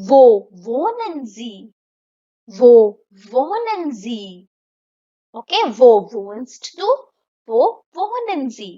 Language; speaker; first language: German; non-native, fluent; Hindi